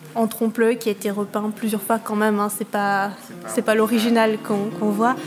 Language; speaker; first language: French; native; French